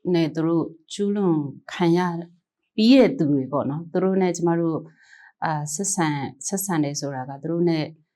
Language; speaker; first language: Burmese; non-native, local second language; Kachin